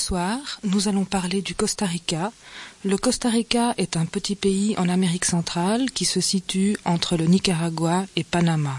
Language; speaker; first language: French; native; French